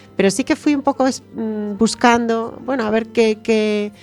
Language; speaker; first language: Spanish; native; Spanish